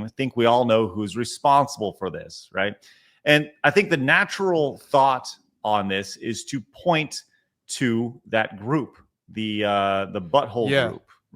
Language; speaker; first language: English; native; English